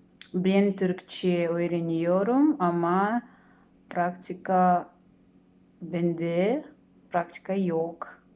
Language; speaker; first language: Turkish; non-native, learner; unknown